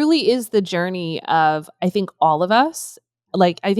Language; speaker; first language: English; native; English